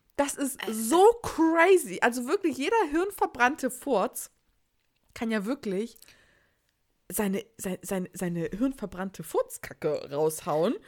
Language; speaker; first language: German; early bilingual, other home language; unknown